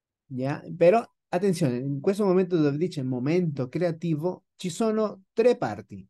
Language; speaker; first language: Italian; non-native, fluent; Spanish